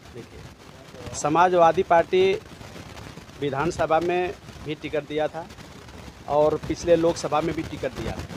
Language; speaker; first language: Hindi; native; Hindi